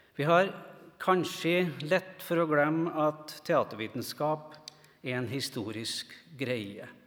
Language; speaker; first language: Norwegian; native; Norwegian